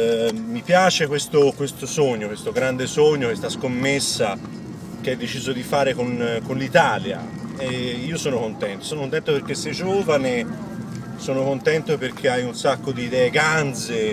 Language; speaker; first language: Italian; native; Italian